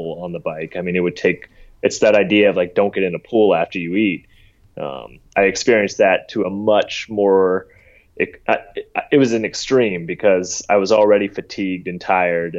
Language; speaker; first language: English; native; English